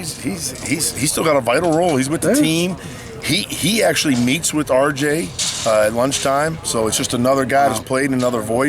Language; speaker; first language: English; native; English